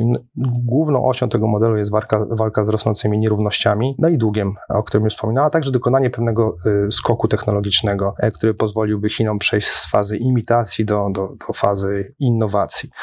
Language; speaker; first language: Polish; native; Polish